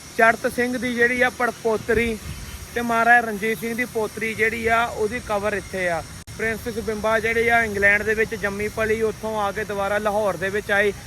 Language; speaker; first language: Punjabi; native; Punjabi